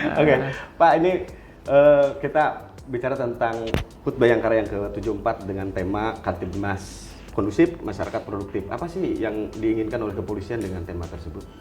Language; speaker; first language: Indonesian; native; Indonesian